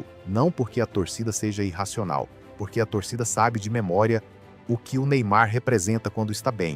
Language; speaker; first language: Portuguese; native; Portuguese